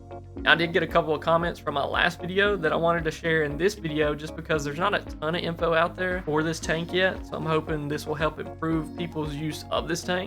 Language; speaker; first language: English; native; English